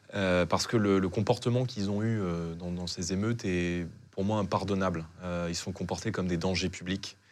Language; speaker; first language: French; native; French